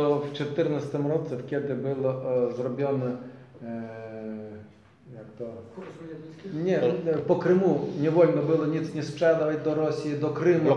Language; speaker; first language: Polish; non-native, learner; Ukrainian